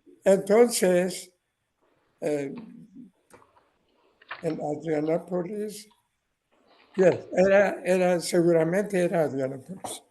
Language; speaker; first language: Spanish; non-native, learner; Persian